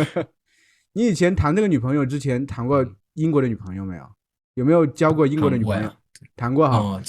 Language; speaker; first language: Chinese; native; Chinese